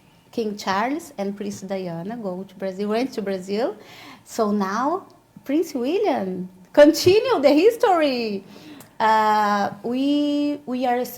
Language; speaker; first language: English; non-native, learner; Portuguese